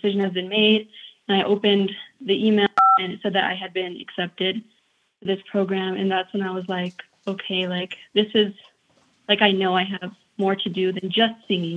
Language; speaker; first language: English; native; English